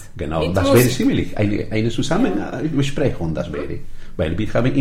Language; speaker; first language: German; non-native, learner; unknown